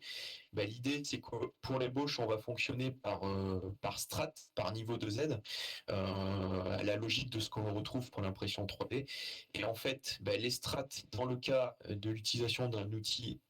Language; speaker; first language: French; native; French